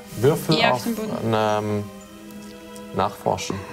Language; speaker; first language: German; native; German